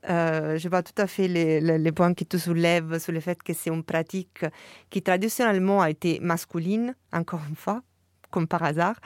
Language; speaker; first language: French; non-native, fluent; Italian